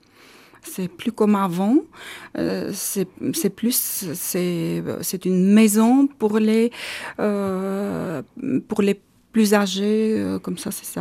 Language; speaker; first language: French; non-native, learner; Armenian